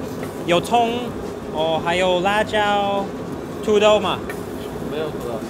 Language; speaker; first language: Chinese; non-native, learner; English